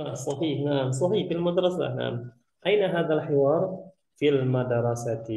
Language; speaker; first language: Arabic; non-native, fluent; Indonesian